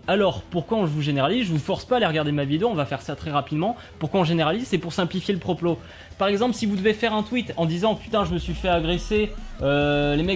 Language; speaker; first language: French; native; French